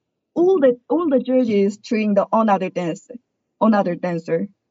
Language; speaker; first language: English; non-native, learner; Korean